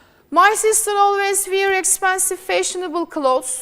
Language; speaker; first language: English; non-native, fluent; Turkish